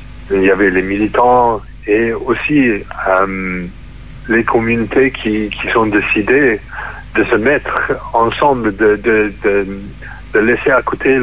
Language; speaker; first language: French; non-native, fluent; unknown